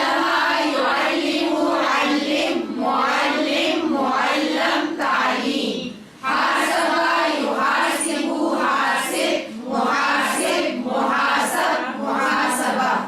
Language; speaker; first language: Arabic; non-native, learner; Urdu